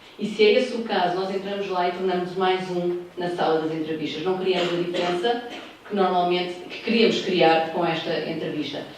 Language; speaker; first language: Portuguese; native; Portuguese